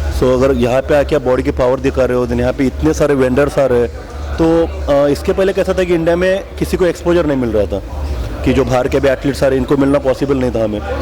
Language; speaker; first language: Hindi; non-native, local second language; Marathi